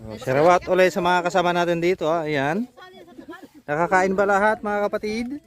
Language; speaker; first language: Filipino; non-native, local second language; Iloko